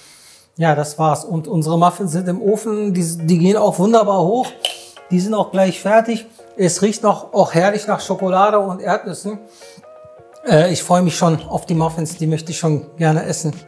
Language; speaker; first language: German; native; German